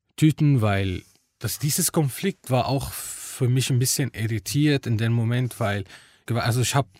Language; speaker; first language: German; non-native, fluent; Arabic